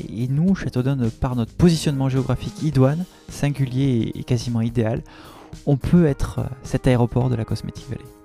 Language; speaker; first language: French; native; French